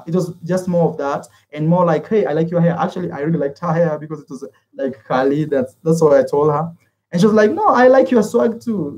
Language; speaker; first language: English; non-native, fluent; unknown